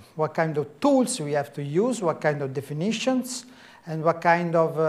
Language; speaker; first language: English; non-native, fluent; Italian